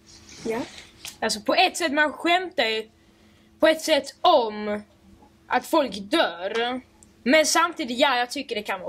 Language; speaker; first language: Swedish; native; Swedish